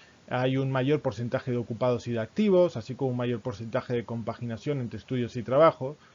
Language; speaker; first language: Spanish; native; Spanish